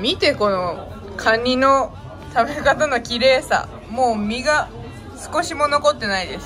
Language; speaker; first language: Japanese; native; Japanese